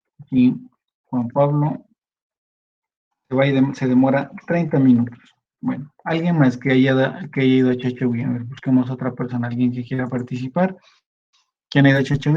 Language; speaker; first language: Spanish; native; Spanish